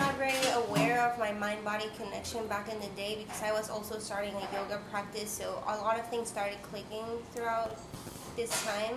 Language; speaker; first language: English; non-native, fluent; Spanish